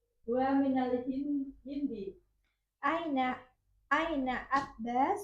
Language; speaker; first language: Arabic; non-native, learner; Indonesian